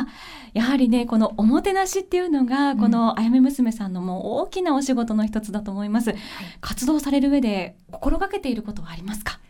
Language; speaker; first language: Japanese; native; Japanese